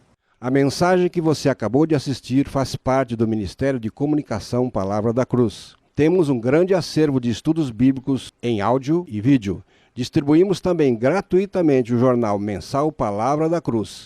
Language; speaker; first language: Portuguese; native; Portuguese